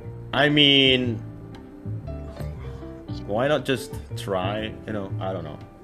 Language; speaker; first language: English; non-native, fluent; Indonesian